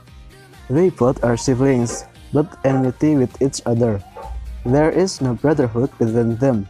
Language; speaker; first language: English; non-native, learner; Indonesian